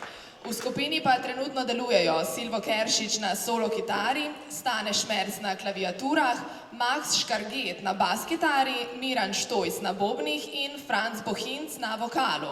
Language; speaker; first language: Slovenian; native; Slovenian